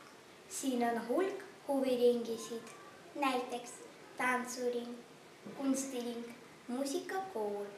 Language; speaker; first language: Estonian; non-native, learner; Russian